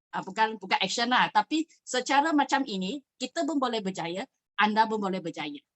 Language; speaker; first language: Malay; non-native, local second language; Chinese